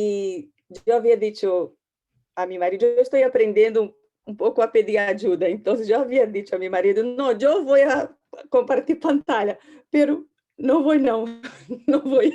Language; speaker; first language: Portuguese; non-native, learner; Spanish